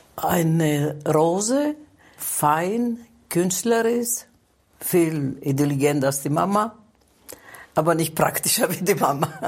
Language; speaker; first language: German; non-native, fluent; Greek